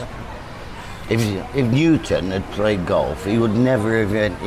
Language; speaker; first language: English; native; English